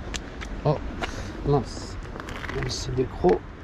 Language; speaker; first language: French; native; French